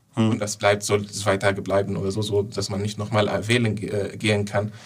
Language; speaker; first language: German; non-native, fluent; Arabic